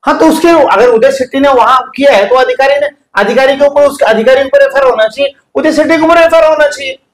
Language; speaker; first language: Hindi; non-native, local second language; Marathi